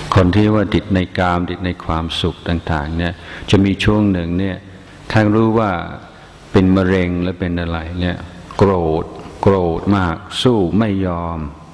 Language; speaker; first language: Thai; non-native, fluent; English